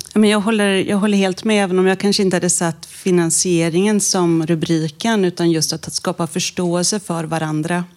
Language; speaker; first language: Swedish; native; Swedish